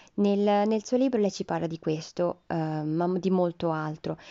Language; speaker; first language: Italian; native; Italian